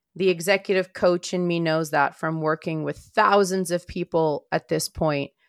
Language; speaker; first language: English; non-native, fluent; Romanian